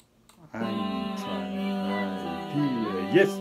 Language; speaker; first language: German; non-native, learner; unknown